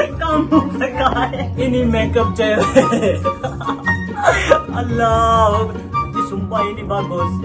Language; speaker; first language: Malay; non-native, learner; Urdu